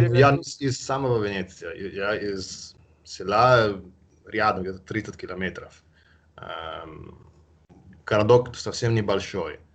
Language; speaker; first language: Russian; non-native, fluent; Italian